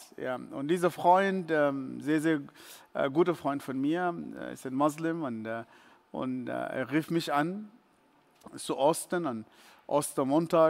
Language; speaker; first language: German; non-native, fluent; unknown